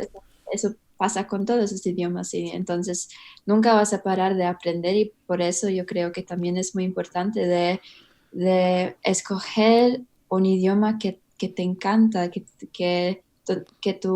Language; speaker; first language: Spanish; early bilingual, heritage; English